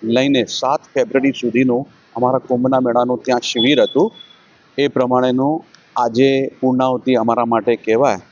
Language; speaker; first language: Gujarati; non-native, local second language; Sindhi